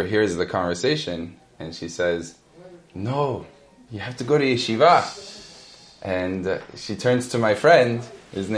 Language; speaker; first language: English; native; English